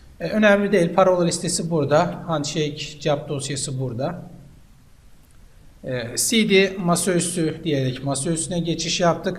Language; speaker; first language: Turkish; native; Turkish